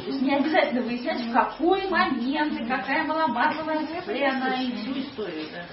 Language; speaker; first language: Russian; native; Russian